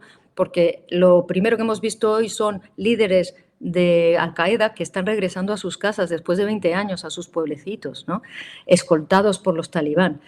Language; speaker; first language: Spanish; native; Spanish